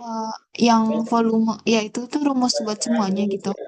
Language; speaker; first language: Indonesian; native; Indonesian